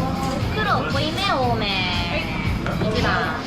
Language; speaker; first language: Japanese; native; Japanese